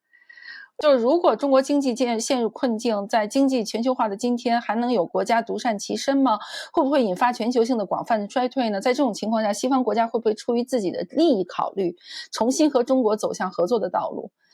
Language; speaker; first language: Chinese; native; Chinese